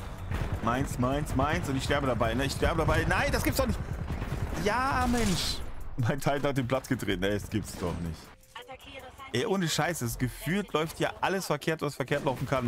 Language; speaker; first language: German; native; German